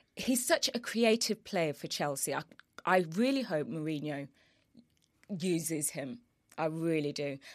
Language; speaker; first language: English; native; English